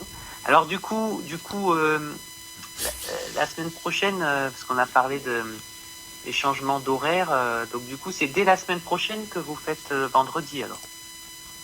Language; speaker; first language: French; native; French